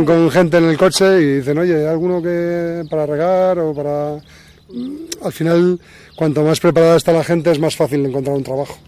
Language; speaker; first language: Spanish; native; Spanish